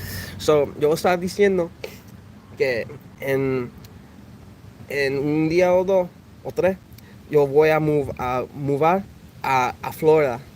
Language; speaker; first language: Spanish; early bilingual, heritage; English